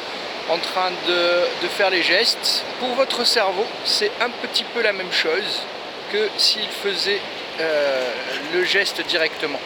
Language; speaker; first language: French; native; French